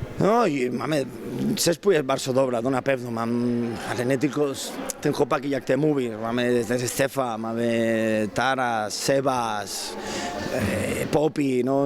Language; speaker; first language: Polish; non-native, learner; Spanish